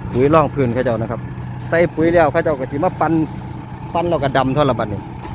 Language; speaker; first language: Thai; non-native, local second language; Northeastern Thai